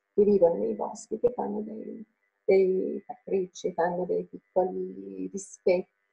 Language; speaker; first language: Italian; non-native, fluent; Finnish